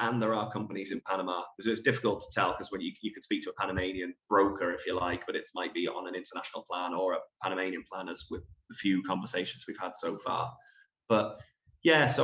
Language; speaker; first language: English; native; English